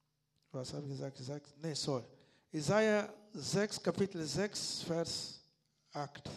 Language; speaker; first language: German; non-native, learner; Lingala